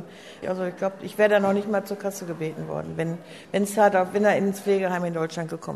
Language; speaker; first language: German; native; German